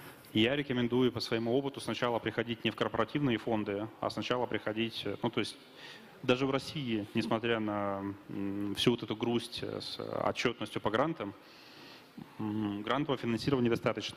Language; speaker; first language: Russian; native; Russian